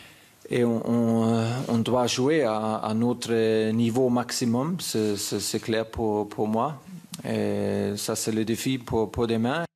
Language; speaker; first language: French; non-native, fluent; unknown